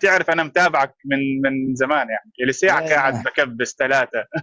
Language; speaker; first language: Arabic; native; Arabic